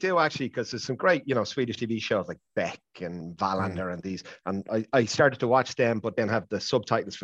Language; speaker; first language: English; native; English